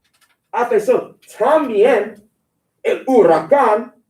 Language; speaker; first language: Spanish; non-native, fluent; English